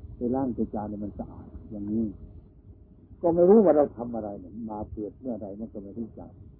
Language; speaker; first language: Thai; native; Thai